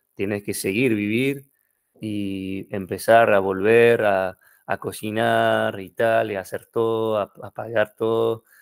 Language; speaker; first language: Spanish; non-native, fluent; French